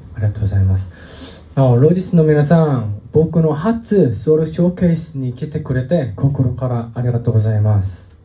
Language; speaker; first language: Japanese; non-native, learner; Korean